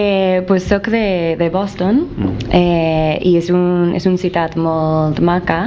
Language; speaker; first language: Catalan; non-native, learner; English